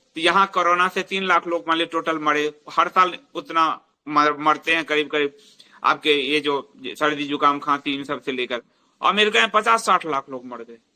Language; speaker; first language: Hindi; native; Hindi